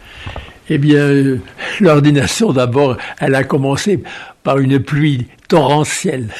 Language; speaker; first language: French; native; French